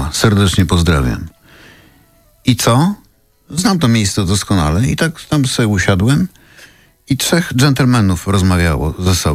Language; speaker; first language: Polish; native; Polish